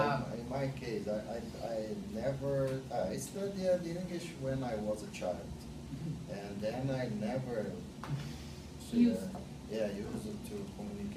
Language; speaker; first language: English; non-native, learner; Portuguese